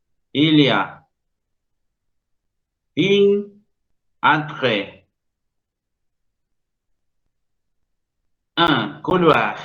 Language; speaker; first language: French; non-native, fluent; Spanish